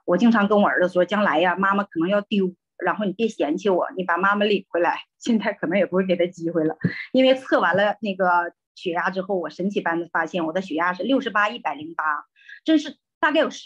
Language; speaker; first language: Chinese; native; Chinese